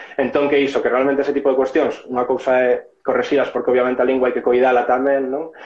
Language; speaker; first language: Galician; non-native, local second language; Spanish